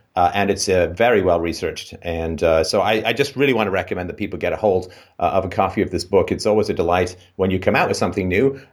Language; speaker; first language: English; native; English